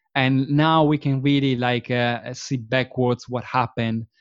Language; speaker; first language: English; non-native, fluent; Italian